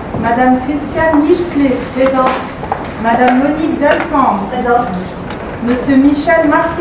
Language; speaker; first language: French; native; French